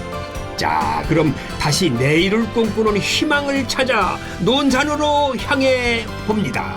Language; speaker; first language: Korean; native; Korean